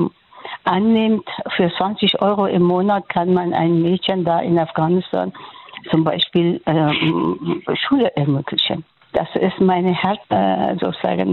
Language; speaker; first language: German; non-native, fluent; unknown